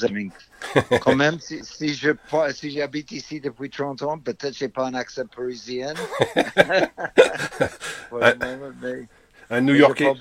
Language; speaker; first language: French; non-native, fluent; English